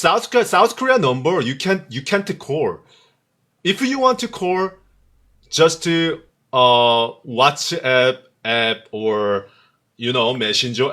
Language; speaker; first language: English; non-native, learner; Korean